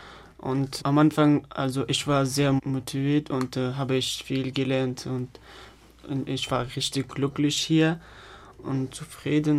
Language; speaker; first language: German; non-native, fluent; Pashto